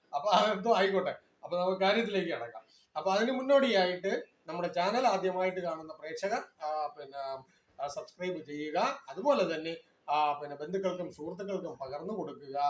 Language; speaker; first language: Malayalam; non-native, local second language; Tamil